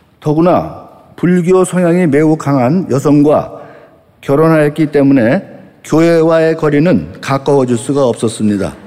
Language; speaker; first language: Korean; native; Korean